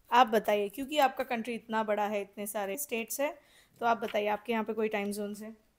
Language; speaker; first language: Hindi; native; Hindi